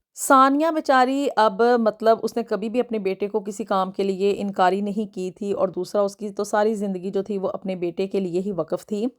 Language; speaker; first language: Urdu; native; Urdu